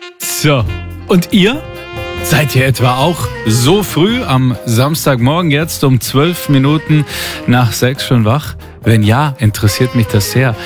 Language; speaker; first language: German; native; German